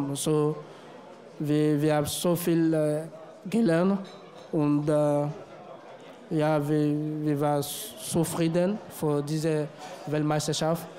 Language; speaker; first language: German; non-native, learner; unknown